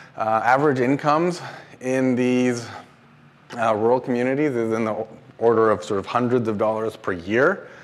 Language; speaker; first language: English; native; English